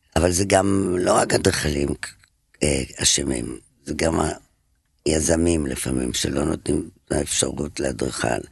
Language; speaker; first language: Hebrew; non-native, fluent; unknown